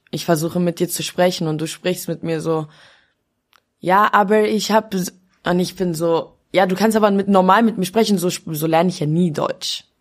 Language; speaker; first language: German; early bilingual, other home language; Albanian